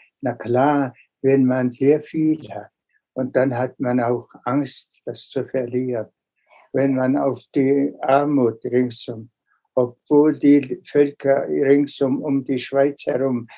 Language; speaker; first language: German; non-native, fluent; Mongolian